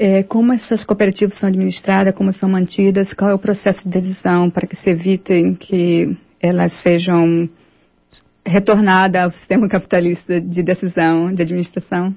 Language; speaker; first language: Portuguese; native; Portuguese